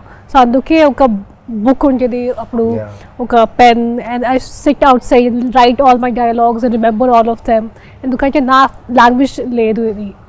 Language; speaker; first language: Telugu; non-native, fluent; Hindi